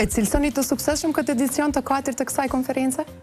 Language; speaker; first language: Albanian; native; Albanian